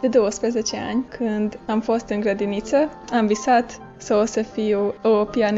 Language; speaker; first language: Romanian; early bilingual, heritage; Romanian